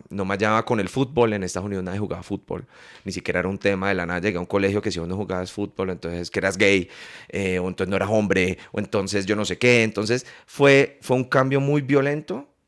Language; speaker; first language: Spanish; early bilingual, heritage; English